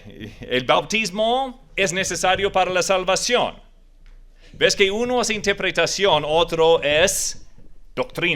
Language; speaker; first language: Spanish; non-native, fluent; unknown